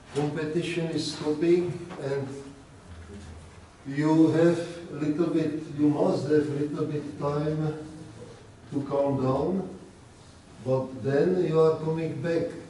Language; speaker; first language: English; non-native, learner; Czech